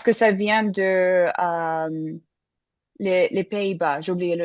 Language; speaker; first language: French; non-native, fluent; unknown